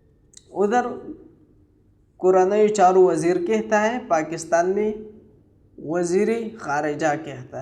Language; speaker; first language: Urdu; non-native, local second language; Pashto